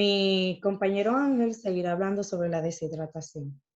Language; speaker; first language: Spanish; native; Spanish